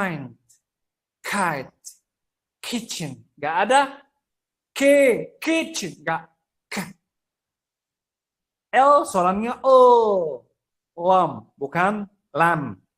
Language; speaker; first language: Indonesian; non-native, fluent; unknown